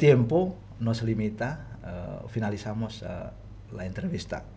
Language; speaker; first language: Spanish; non-native, fluent; Indonesian